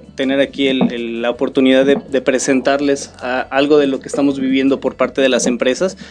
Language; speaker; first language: Spanish; native; Spanish